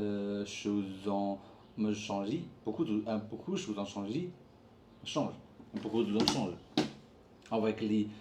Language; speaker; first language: French; non-native, learner; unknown